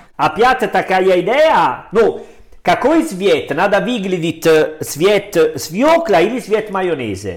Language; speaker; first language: Russian; non-native, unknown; Italian